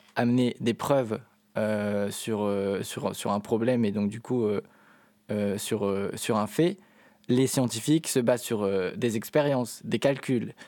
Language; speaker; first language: French; native; French